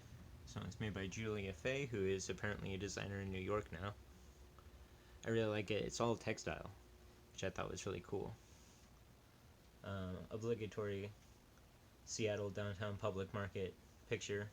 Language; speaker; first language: English; native; English